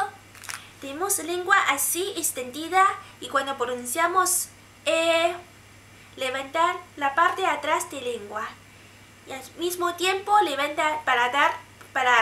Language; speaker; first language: Spanish; non-native, learner; Chinese